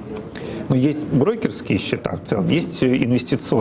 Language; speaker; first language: Russian; native; Russian